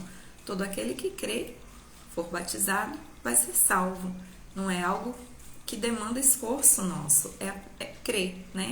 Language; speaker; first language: Portuguese; native; Portuguese